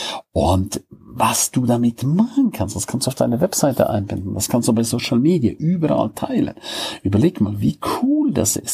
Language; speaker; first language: German; native; German